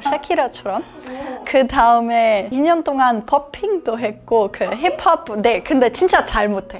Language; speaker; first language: Korean; non-native, fluent; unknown